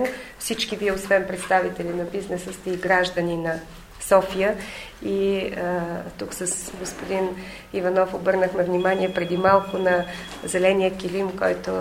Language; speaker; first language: Bulgarian; native; Bulgarian